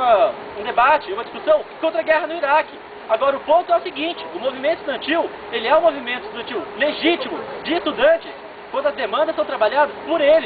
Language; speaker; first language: Portuguese; native; Portuguese